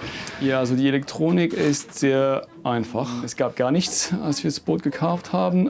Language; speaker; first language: German; non-native, fluent; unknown